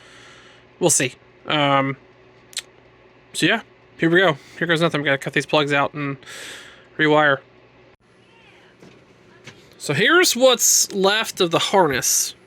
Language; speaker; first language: English; native; English